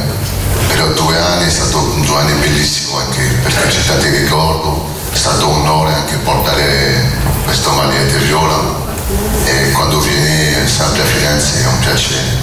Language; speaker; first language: Italian; non-native, learner; French